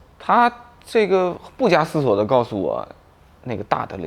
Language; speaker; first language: Chinese; native; Chinese